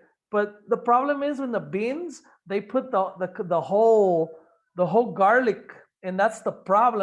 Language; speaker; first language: English; non-native, fluent; Spanish